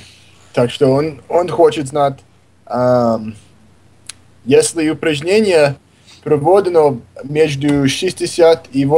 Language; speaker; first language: Russian; non-native, fluent; English